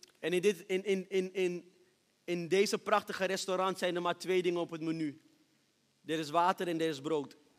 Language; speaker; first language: Dutch; early bilingual, other home language; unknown